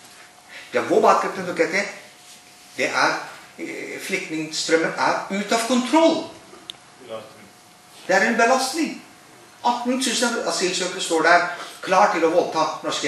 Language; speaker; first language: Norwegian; non-native, fluent; Urdu